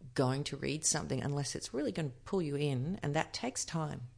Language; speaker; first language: English; native; English